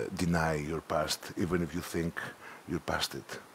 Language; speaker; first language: English; non-native, fluent; Greek